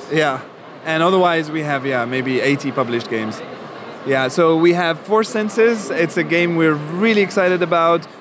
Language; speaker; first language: English; non-native, fluent; Arabic